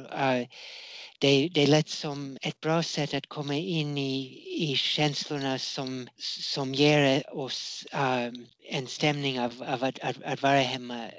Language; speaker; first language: Swedish; non-native, fluent; English